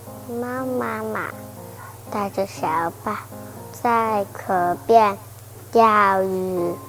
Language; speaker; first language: Chinese; non-native, local second language; Cantonese